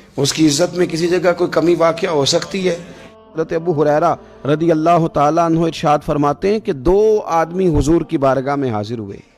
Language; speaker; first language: Urdu; non-native, local second language; Punjabi